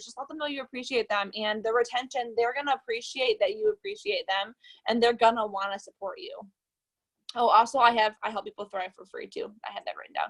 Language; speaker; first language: English; native; English